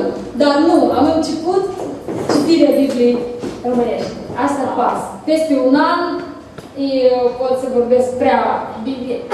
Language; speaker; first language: Romanian; non-native, learner; Russian